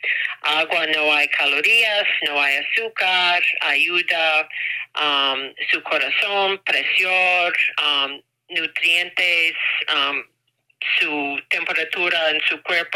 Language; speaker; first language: Spanish; non-native, learner; English